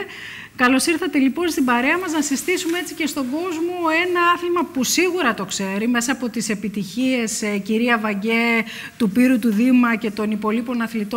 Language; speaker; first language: Greek; native; Greek